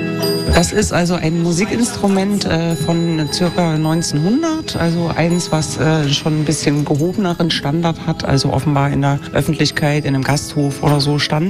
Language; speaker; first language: German; native; German